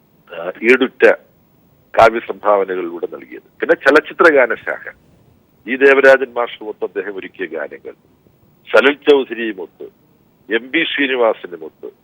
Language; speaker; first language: Malayalam; native; Malayalam